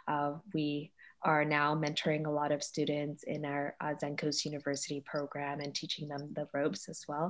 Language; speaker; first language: English; native; English